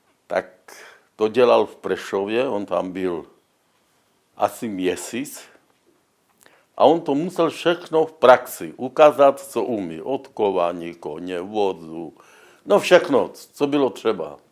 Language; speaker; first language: Czech; non-native, local second language; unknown